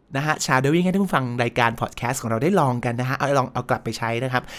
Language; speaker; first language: Thai; native; Thai